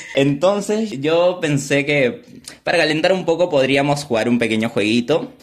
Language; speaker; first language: Spanish; native; Spanish